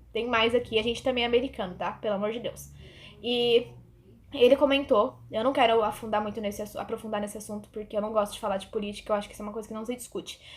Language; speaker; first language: Portuguese; native; Portuguese